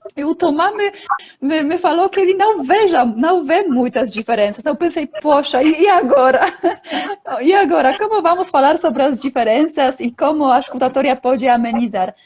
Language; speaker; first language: Portuguese; non-native, fluent; Polish